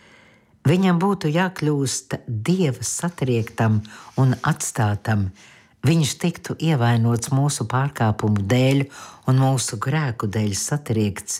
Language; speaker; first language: Latvian; native; Latvian